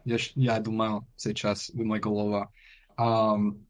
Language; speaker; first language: Russian; non-native, learner; English